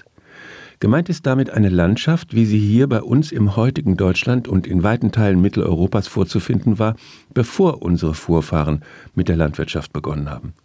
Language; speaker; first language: German; native; German